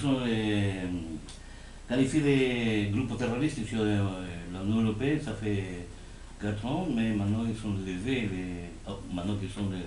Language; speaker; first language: French; non-native, fluent; Spanish